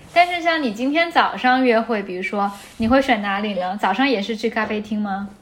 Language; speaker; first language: Chinese; native; Chinese